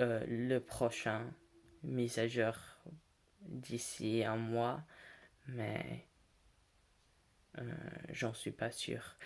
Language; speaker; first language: French; non-native, learner; English